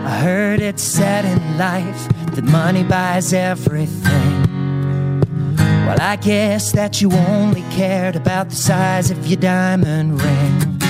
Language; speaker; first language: English; native; English